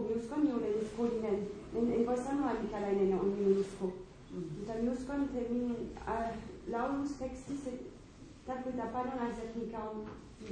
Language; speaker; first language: Finnish; non-native, learner; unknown